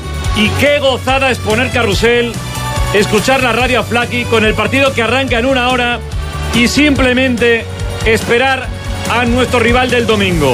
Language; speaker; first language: Spanish; native; Spanish